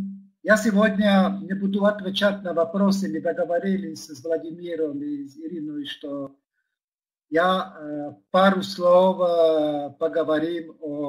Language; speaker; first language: Russian; non-native, learner; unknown